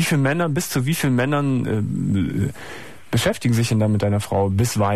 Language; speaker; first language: German; native; German